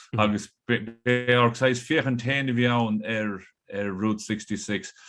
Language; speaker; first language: Irish; native; Irish